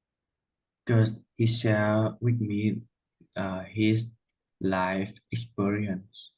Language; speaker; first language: English; non-native, learner; Vietnamese